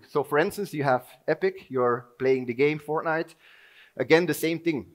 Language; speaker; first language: English; non-native, fluent; Dutch